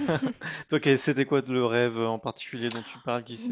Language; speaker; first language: French; native; French